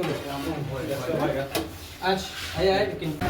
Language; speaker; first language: Hindi; non-native, local second language; Khasi